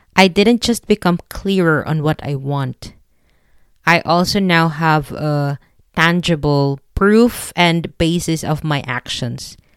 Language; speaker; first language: English; non-native, local second language; Filipino